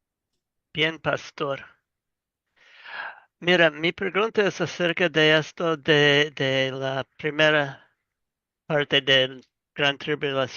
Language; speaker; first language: Spanish; non-native, learner; English